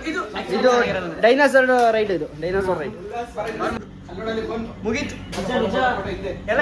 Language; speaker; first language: Kannada; native; Kannada